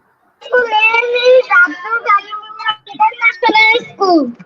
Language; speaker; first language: English; non-native, learner; Bangla